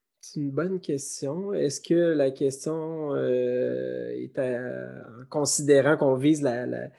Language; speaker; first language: French; native; French